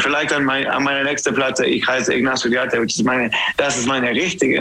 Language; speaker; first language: German; non-native, learner; English